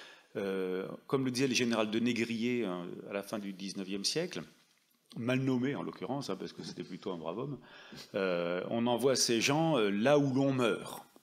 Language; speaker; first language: French; native; French